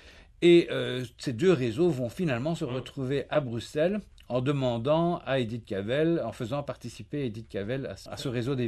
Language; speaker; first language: French; native; French